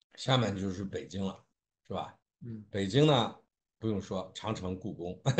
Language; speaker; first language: Chinese; native; Chinese